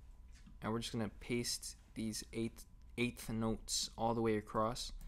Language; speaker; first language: English; native; English